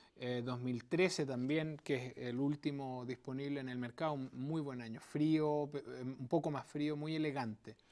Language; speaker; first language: Spanish; native; Spanish